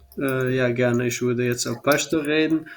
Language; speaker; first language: German; non-native, fluent; Pashto